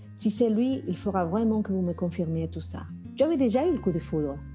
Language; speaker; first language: French; non-native, fluent; Spanish